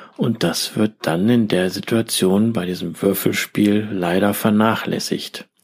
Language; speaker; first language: German; native; German